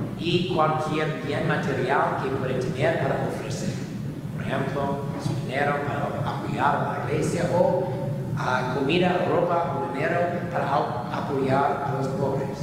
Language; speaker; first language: Spanish; non-native, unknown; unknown